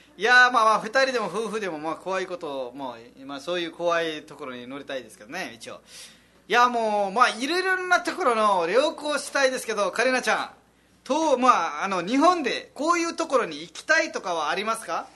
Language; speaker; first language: Japanese; non-native, fluent; Nepali